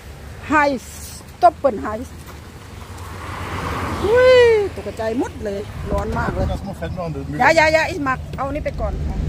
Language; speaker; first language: German; non-native, learner; Thai